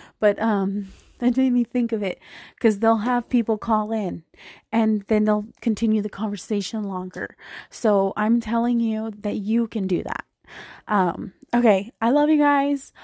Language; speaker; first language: English; native; English